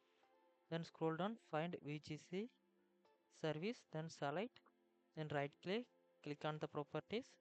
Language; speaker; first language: English; non-native, learner; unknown